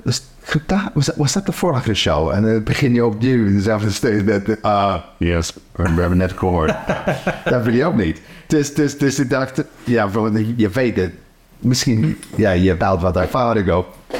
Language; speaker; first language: Dutch; non-native, fluent; English